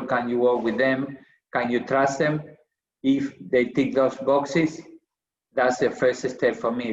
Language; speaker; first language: English; non-native, fluent; Spanish